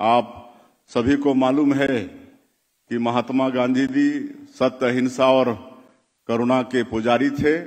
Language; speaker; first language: Hindi; native; Hindi